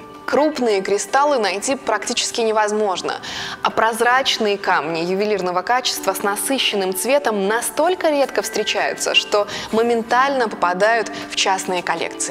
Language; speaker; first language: Russian; native; Russian